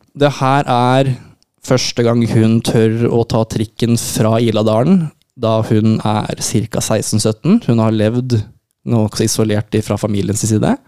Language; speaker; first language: Norwegian; native; Norwegian